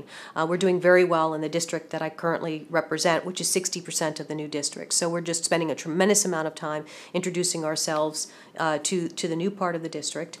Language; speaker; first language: English; native; English